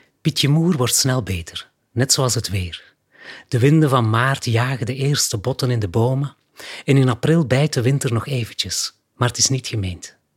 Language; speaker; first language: Dutch; native; Dutch